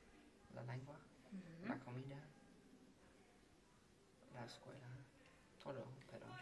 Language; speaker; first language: Spanish; non-native, learner; English